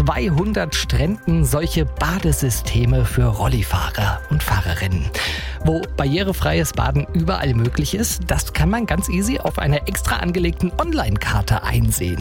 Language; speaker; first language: German; native; German